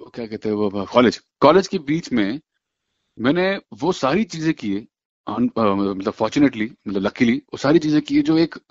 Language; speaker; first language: Hindi; non-native, local second language; Gujarati